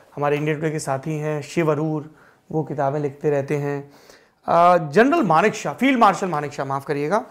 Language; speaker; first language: Hindi; native; Hindi